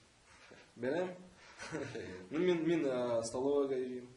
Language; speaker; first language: Tatar; non-native, local second language; Russian